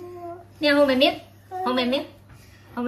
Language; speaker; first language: German; non-native, learner; Vietnamese